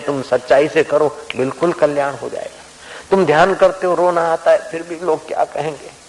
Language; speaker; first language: Hindi; non-native, local second language; Sindhi